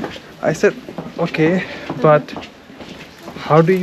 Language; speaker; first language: English; non-native, fluent; Hindi